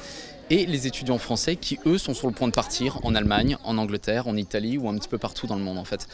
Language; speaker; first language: French; native; French